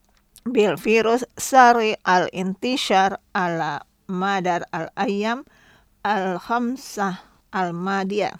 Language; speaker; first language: Arabic; non-native, fluent; Indonesian